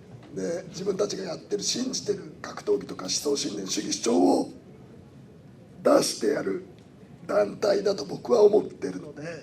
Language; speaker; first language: Japanese; native; Japanese